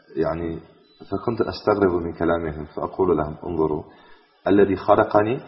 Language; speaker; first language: Arabic; non-native, fluent; English